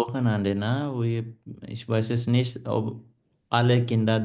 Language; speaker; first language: German; non-native, learner; Punjabi